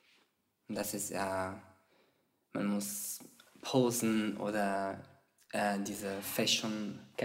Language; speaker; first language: German; non-native, fluent; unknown